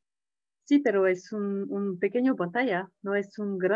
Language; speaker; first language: Spanish; non-native, fluent; English